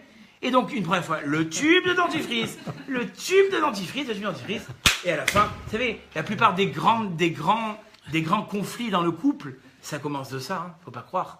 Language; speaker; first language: French; native; French